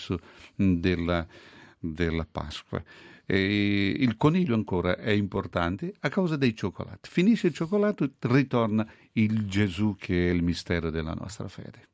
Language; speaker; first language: Italian; non-native, fluent; Portuguese